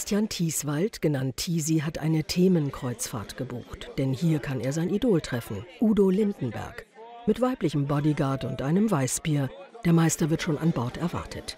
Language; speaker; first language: German; native; German